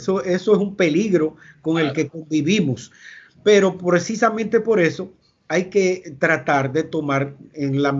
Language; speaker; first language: Spanish; native; Spanish